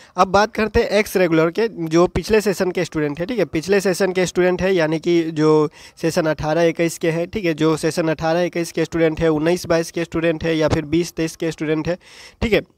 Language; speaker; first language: Hindi; native; Hindi